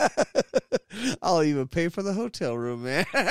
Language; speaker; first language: English; native; English